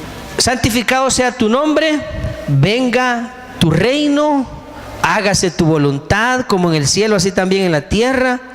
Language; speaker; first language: Spanish; native; Spanish